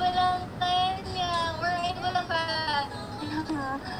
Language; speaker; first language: English; non-native, local second language; Filipino